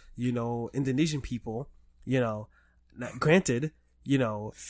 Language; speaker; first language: English; native; English